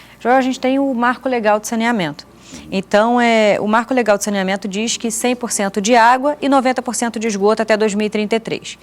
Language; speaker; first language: Portuguese; native; Portuguese